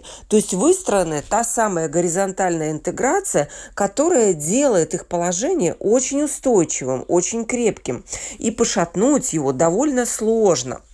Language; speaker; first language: Russian; native; Russian